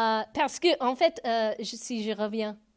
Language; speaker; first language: French; non-native, fluent; English